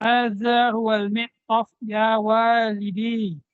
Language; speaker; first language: Arabic; non-native, learner; Indonesian